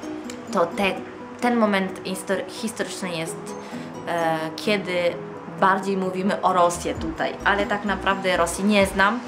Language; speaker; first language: Polish; early bilingual, heritage; Polish